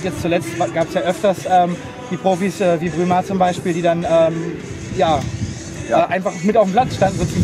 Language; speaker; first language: German; native; German